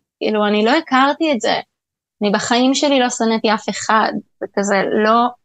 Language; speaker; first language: Hebrew; native; Hebrew